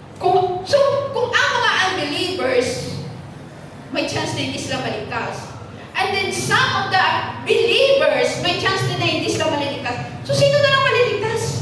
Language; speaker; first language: Filipino; non-native, local second language; Hiligaynon